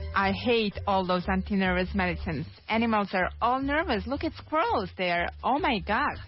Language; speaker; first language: English; non-native, fluent; Serbian